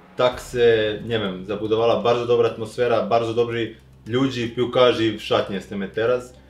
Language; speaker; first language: Polish; non-native, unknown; Serbian